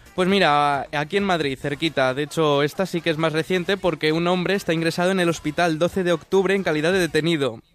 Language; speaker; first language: Spanish; native; Spanish